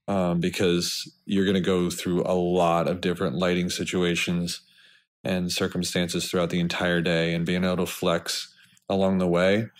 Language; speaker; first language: English; native; English